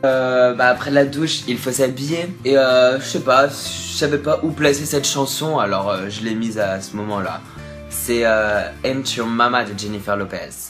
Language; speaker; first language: French; native; French